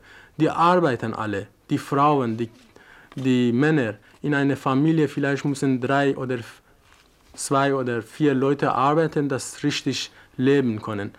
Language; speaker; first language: German; non-native, fluent; Persian